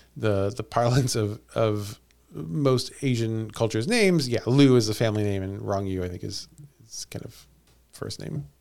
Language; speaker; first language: English; native; English